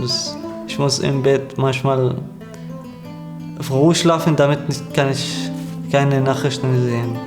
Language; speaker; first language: German; non-native, learner; Arabic